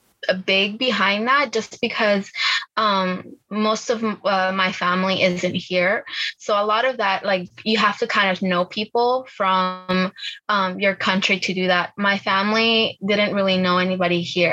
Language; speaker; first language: English; early bilingual, other home language; Spanish